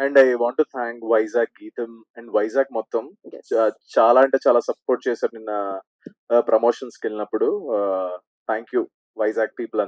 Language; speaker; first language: Telugu; native; Telugu